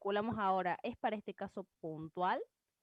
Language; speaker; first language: Spanish; native; Spanish